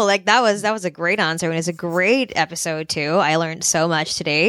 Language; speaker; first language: English; native; English